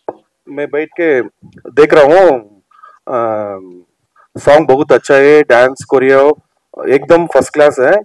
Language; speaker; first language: Hindi; non-native, local second language; Telugu